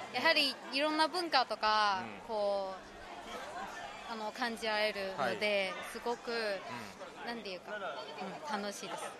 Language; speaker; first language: Japanese; non-native, fluent; Chinese